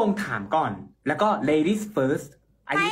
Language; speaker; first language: Thai; non-native, fluent; Korean